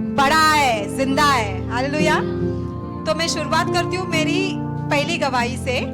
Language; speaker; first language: Hindi; non-native, local second language; Marathi